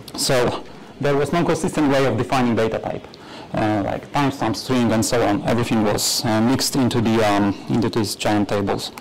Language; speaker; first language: English; non-native, fluent; Polish